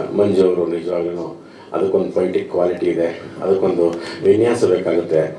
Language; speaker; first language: Kannada; native; Kannada